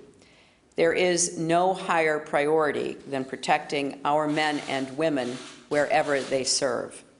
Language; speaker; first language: English; native; English